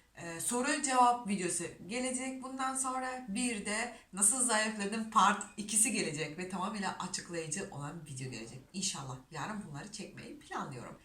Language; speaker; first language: Turkish; non-native, fluent; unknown